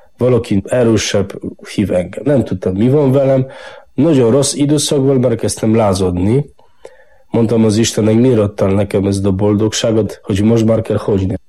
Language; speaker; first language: Hungarian; non-native, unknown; Polish